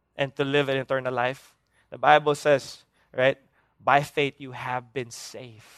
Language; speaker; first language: English; non-native, local second language; Hiligaynon